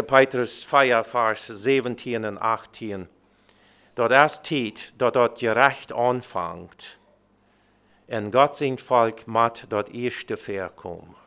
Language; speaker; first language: German; early bilingual, heritage; Plautdietsch